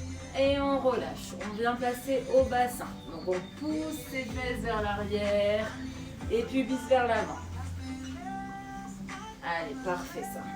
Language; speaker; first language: French; native; French